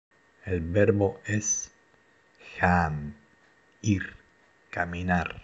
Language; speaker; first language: Spanish; non-native, fluent; Dutch